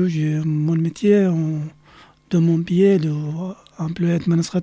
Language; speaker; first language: French; non-native, learner; Arabic